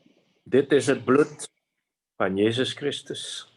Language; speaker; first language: Dutch; non-native, fluent; Indonesian